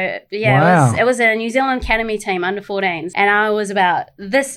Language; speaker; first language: English; native; English